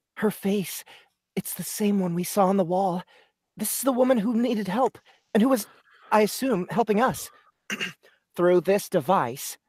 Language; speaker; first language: English; native; English